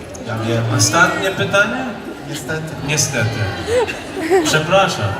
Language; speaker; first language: Polish; early bilingual, heritage; Polish